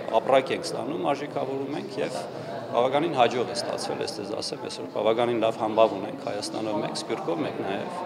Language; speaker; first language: Armenian; native; Armenian